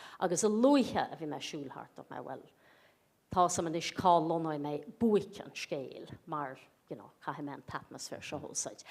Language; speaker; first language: Irish; native; Irish